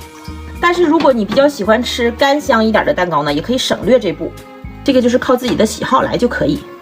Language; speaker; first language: Chinese; native; Chinese